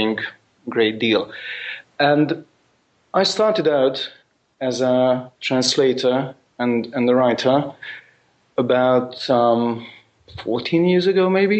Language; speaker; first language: English; non-native, fluent; Hungarian